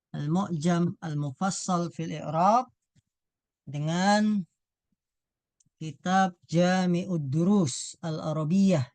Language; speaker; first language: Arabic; non-native, fluent; Indonesian